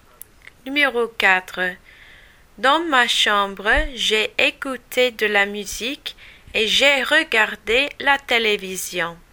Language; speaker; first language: French; non-native, learner; English